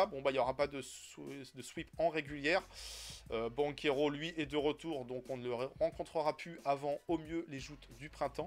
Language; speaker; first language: French; native; French